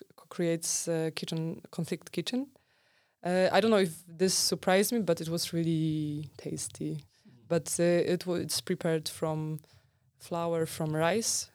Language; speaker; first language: English; non-native, fluent; Polish